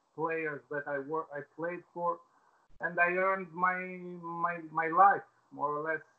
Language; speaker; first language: English; non-native, fluent; Albanian